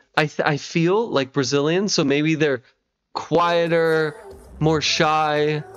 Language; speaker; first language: English; native; English